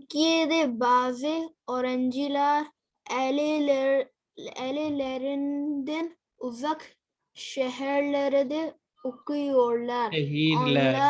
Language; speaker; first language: Turkish; non-native, learner; Urdu